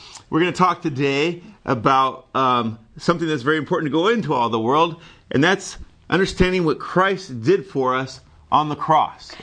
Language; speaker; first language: English; native; English